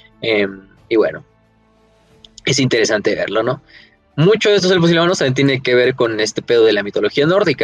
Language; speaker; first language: Spanish; native; Spanish